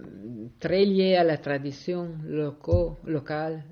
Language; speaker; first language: French; non-native, fluent; Italian